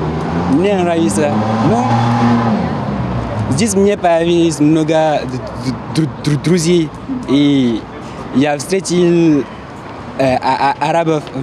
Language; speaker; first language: Russian; non-native, learner; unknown